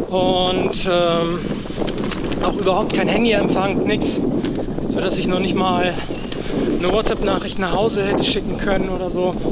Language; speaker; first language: German; native; German